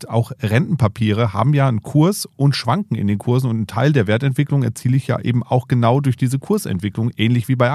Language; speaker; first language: German; native; German